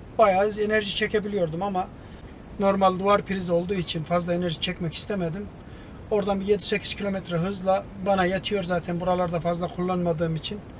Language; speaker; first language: Turkish; native; Turkish